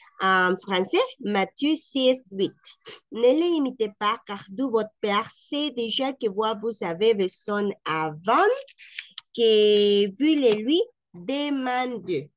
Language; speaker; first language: French; non-native, fluent; Spanish